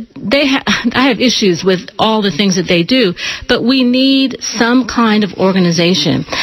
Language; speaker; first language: English; native; English